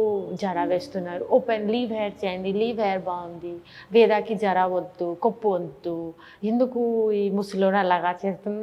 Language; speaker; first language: Telugu; non-native, learner; Bangla